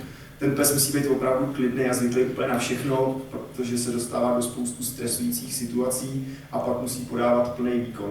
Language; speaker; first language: Czech; native; Czech